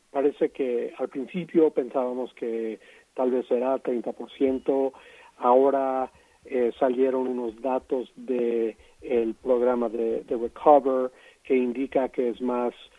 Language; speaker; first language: Spanish; non-native, fluent; English